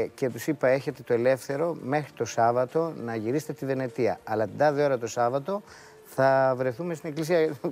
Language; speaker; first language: Greek; native; Greek